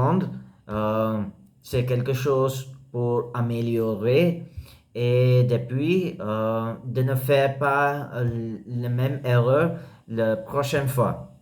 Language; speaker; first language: French; non-native, learner; English